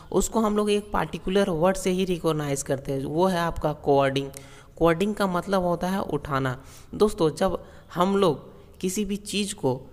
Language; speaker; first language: Hindi; native; Hindi